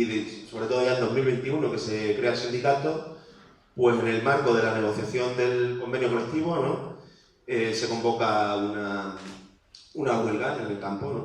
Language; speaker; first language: Spanish; native; Spanish